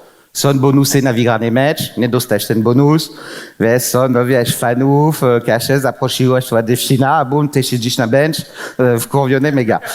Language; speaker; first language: Polish; non-native, fluent; French